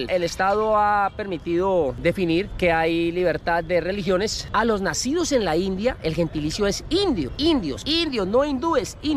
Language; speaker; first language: Spanish; native; Spanish